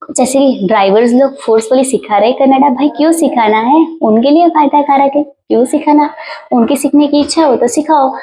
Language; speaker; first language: Hindi; non-native, local second language; Gujarati